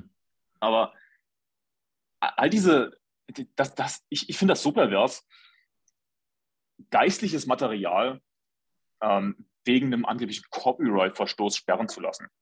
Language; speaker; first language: German; native; German